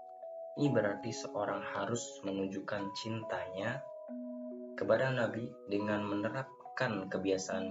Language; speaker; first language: Indonesian; native; Indonesian